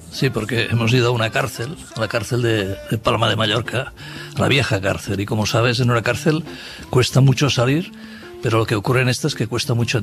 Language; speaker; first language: Spanish; native; Spanish